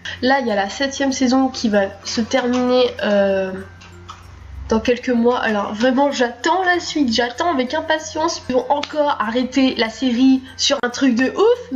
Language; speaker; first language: French; native; French